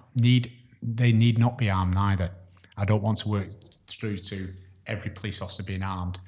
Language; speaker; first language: English; native; English